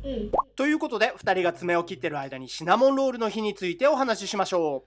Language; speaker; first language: Japanese; native; Japanese